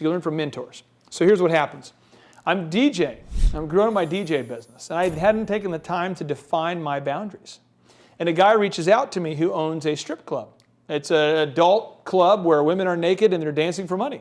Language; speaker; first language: English; native; English